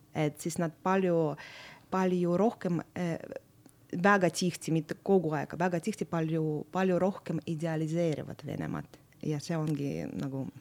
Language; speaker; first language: Estonian; non-native, local second language; Russian